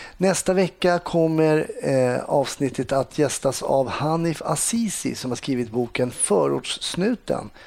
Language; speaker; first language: Swedish; native; Swedish